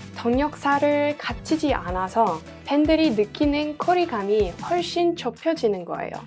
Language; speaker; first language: Korean; native; Korean